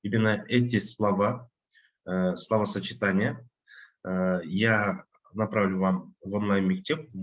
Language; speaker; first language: Russian; non-native, local second language; Kazakh